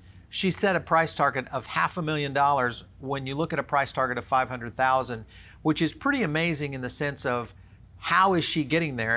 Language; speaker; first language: English; native; English